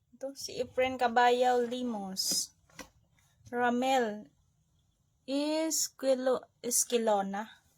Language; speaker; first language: Filipino; non-native, local second language; Hiligaynon